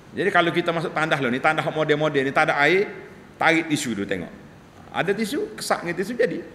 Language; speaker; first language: Malay; native; Malay